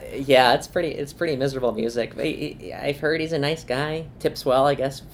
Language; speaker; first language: English; native; English